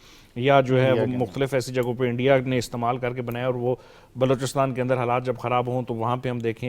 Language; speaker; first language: Urdu; native; Urdu